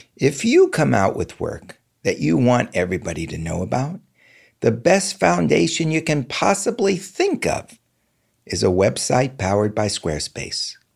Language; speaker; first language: English; native; English